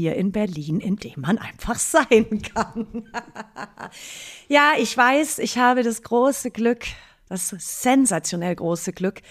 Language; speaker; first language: German; native; German